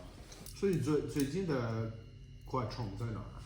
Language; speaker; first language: Chinese; non-native, fluent; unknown